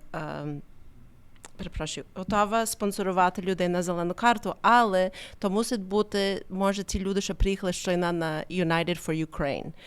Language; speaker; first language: Ukrainian; early bilingual, heritage; Ukrainian